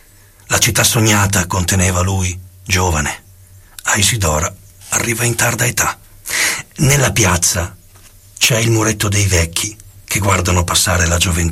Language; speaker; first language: Italian; native; Italian